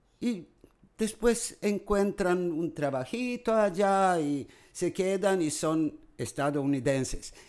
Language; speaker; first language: Spanish; non-native, fluent; Serbian